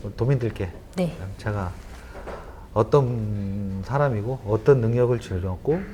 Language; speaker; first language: Korean; native; Korean